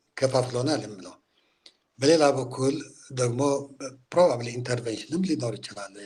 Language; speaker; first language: Amharic; non-native, local second language; Tigrinya